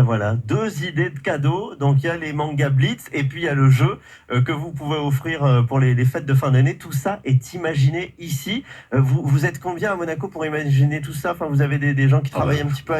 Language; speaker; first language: French; native; French